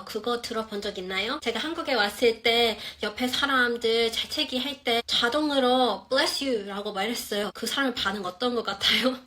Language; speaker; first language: Korean; non-native, fluent; English